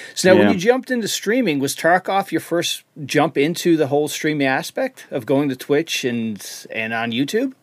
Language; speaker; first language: English; native; English